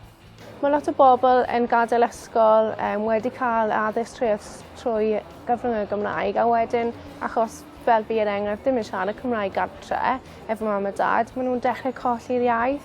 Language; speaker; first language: Welsh; non-native, local second language; English